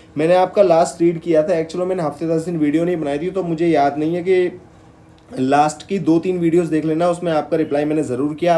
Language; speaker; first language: Hindi; native; Hindi